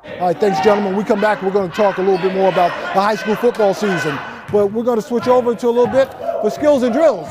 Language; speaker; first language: English; native; English